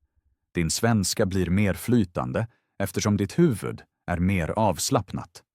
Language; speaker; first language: Swedish; non-native, fluent; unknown